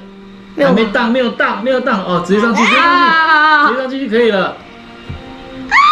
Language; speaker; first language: Chinese; native; Chinese